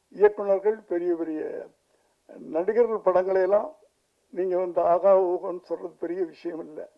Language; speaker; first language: Tamil; native; Tamil